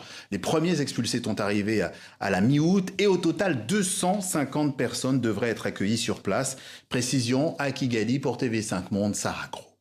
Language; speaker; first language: French; native; French